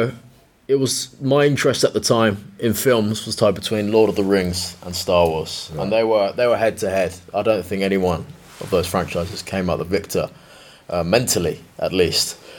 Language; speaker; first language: English; native; English